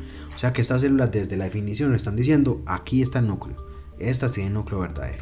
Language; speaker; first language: Spanish; native; Spanish